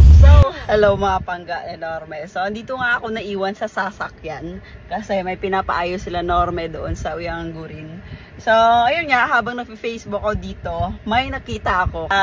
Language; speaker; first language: Filipino; non-native, local second language; Cebuano